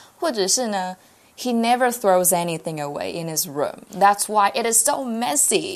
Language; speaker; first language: English; non-native, fluent; Chinese